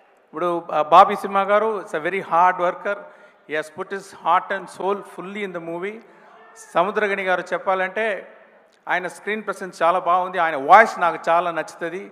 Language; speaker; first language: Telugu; non-native, fluent; Tamil